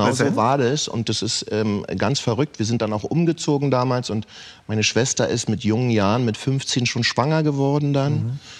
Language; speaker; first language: German; native; German